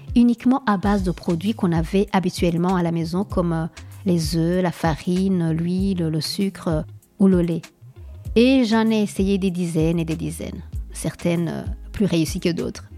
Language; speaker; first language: French; non-native, local second language; Kinyarwanda